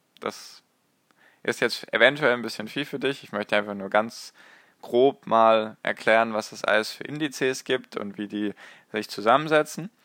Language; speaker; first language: German; native; German